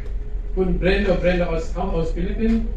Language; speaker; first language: German; non-native, learner; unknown